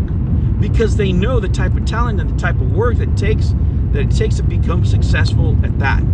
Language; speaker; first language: English; native; English